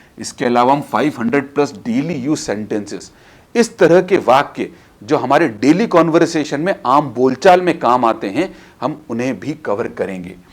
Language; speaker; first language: Hindi; native; Hindi